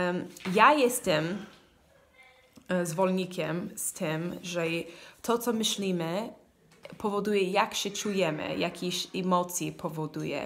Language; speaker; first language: Polish; non-native, learner; English